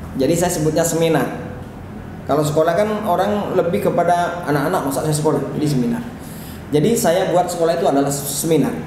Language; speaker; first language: Indonesian; non-native, local second language; Madurese